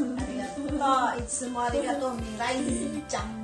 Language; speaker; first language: Japanese; non-native, fluent; Filipino